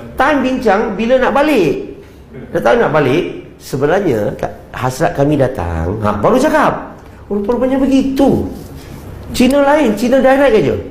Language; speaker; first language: Malay; non-native, local second language; Chinese